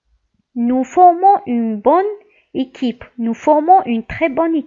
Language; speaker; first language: French; non-native, local second language; Arabic